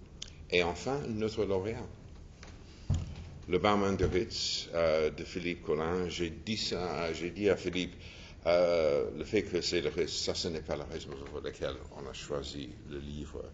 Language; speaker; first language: French; non-native, fluent; English